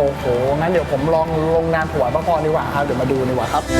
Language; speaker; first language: Thai; native; Thai